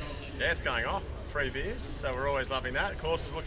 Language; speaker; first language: English; native; English